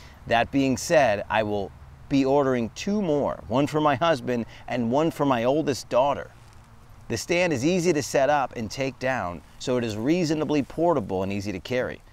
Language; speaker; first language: English; native; English